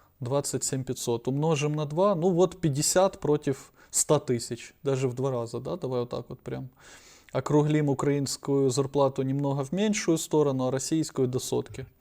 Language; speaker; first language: Russian; non-native, local second language; Ukrainian